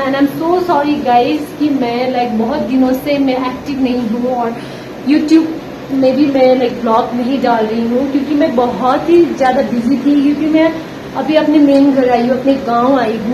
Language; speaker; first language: Hindi; non-native, local second language; Nepali